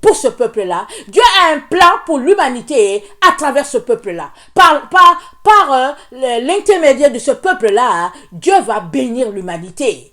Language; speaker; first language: French; native; French